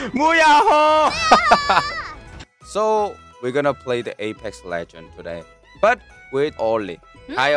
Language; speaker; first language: English; non-native, learner; Korean